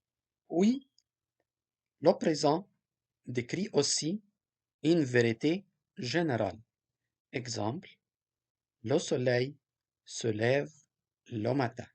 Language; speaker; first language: French; non-native, local second language; Arabic